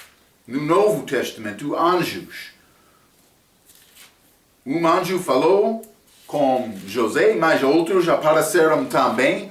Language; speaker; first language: Portuguese; non-native, fluent; English